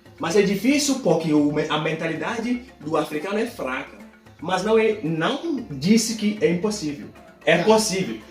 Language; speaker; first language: Portuguese; non-native, fluent; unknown